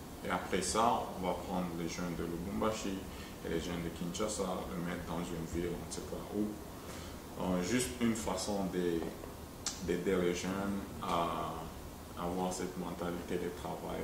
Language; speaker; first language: French; non-native, local second language; Swahili